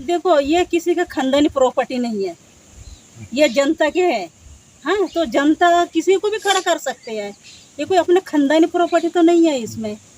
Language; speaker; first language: Hindi; non-native, local second language; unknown